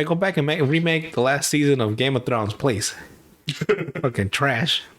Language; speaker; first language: English; native; English